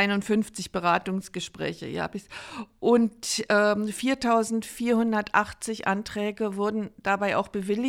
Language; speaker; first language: German; native; German